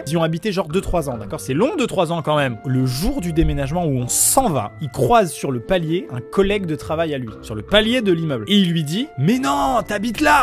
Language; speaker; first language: French; native; French